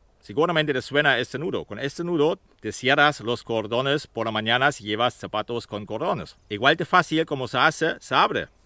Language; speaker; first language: Spanish; non-native, fluent; German